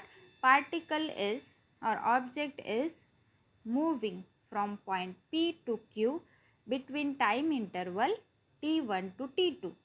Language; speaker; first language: English; non-native, local second language; Marathi